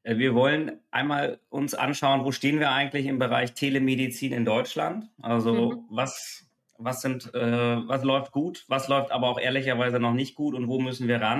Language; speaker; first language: German; native; German